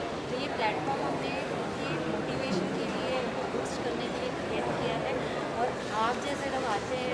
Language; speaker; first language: Hindi; native; Hindi